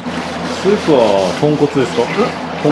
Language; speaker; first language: Japanese; native; Japanese